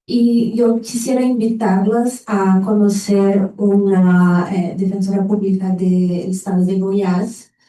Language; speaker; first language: Spanish; non-native, fluent; Portuguese